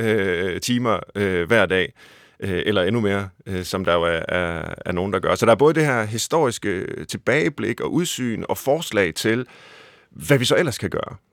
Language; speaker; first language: Danish; native; Danish